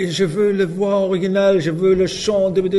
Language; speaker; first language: French; non-native, learner; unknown